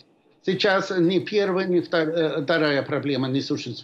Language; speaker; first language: Russian; non-native, fluent; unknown